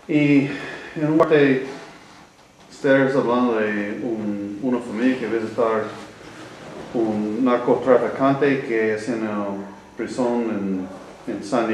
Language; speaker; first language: Spanish; non-native, learner; English